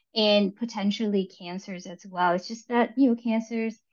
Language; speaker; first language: English; early bilingual, other home language; Vietnamese